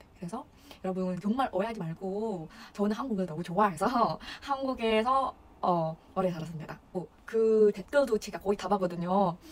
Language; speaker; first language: Korean; non-native, fluent; Indonesian